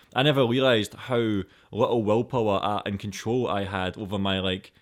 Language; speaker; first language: English; native; English